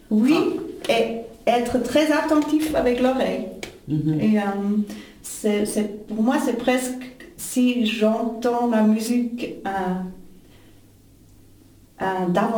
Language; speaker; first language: French; non-native, fluent; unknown